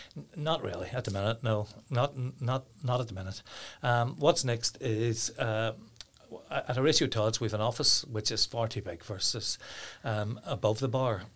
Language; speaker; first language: English; native; English